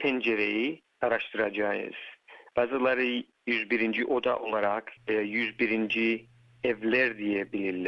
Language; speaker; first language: Turkish; early bilingual, heritage; Turkish